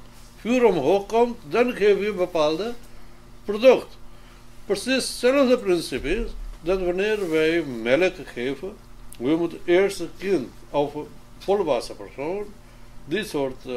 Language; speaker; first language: Dutch; non-native, fluent; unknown